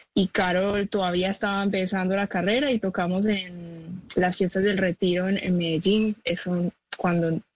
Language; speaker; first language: Spanish; native; Spanish